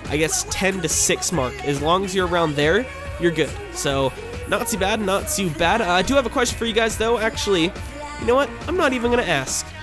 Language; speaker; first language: English; native; English